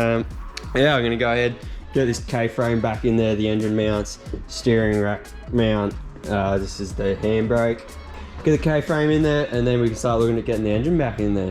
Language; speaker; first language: English; native; English